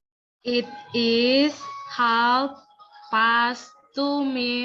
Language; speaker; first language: English; non-native, learner; Indonesian